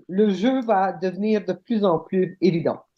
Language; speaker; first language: French; non-native, local second language; English